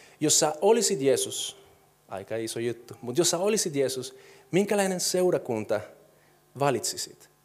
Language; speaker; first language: Finnish; non-native, fluent; Spanish